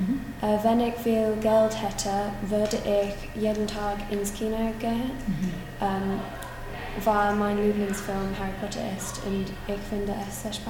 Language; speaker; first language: German; non-native, learner; English